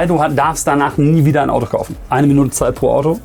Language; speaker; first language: German; native; German